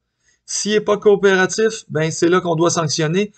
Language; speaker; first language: French; native; French